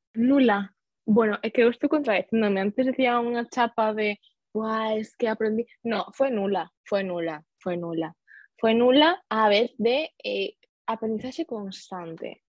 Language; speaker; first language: Galician; non-native, local second language; Spanish